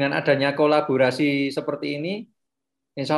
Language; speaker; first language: Indonesian; native; Indonesian